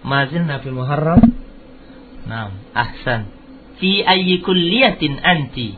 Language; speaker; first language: Arabic; non-native, fluent; Indonesian